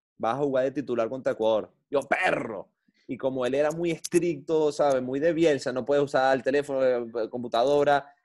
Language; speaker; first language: Spanish; native; Spanish